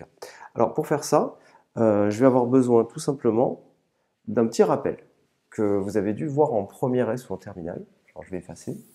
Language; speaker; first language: French; native; French